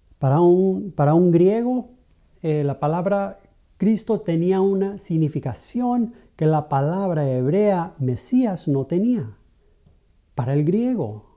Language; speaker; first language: Spanish; non-native, fluent; English